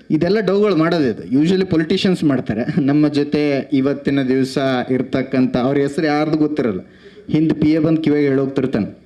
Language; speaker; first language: Kannada; native; Kannada